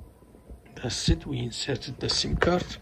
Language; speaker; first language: English; non-native, fluent; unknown